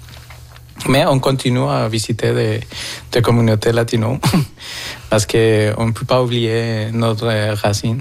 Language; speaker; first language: French; non-native, fluent; Spanish